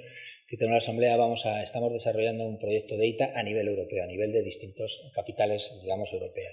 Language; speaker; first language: Spanish; native; Spanish